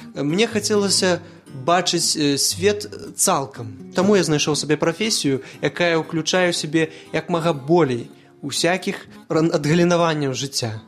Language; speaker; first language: Belarusian; non-native, local second language; Russian